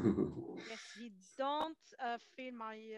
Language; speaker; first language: English; non-native, fluent; Arabic